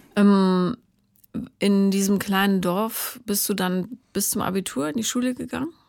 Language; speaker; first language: German; native; German